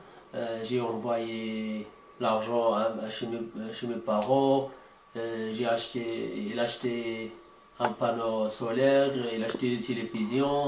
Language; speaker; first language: French; non-native, learner; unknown